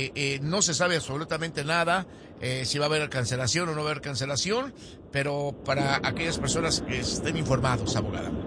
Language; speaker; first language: Spanish; native; Spanish